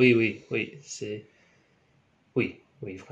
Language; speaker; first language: French; non-native, learner; English